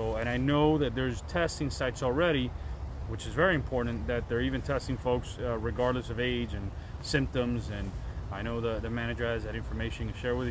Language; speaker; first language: English; early bilingual, other home language; Spanish